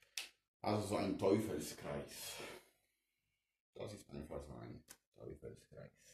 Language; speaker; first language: German; non-native, fluent; Polish